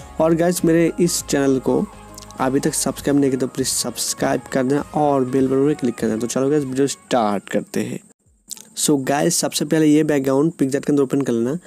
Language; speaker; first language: Hindi; non-native, local second language; Bangla